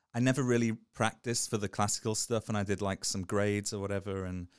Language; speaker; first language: English; native; English